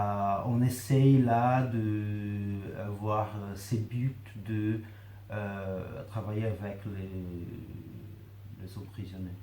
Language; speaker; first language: French; non-native, fluent; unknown